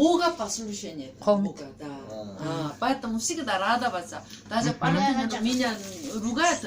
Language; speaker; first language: Russian; non-native, learner; Korean